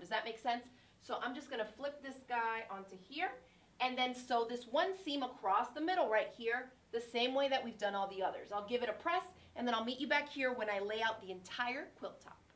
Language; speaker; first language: English; native; English